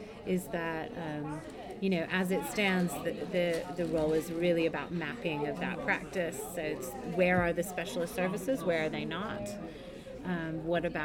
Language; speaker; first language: English; native; English